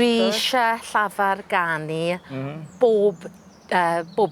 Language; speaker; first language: Welsh; non-native, learner; English